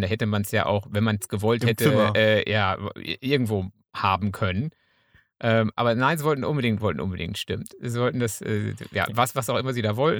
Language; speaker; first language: German; native; German